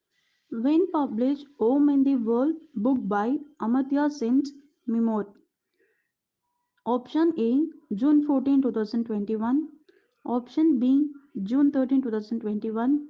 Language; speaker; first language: English; non-native, local second language; Tamil